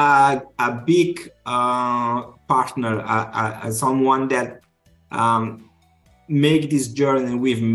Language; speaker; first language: English; non-native, fluent; Kabuverdianu